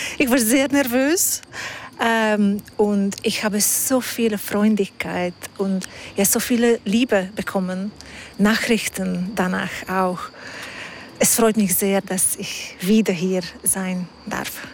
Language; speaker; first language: German; non-native, fluent; Hungarian